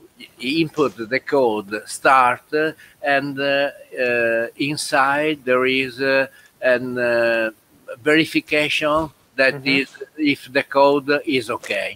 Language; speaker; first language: English; non-native, learner; Italian